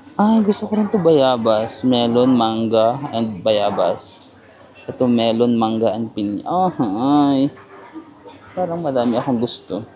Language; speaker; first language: Filipino; native; Filipino